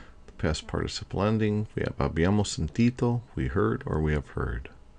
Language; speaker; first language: English; native; English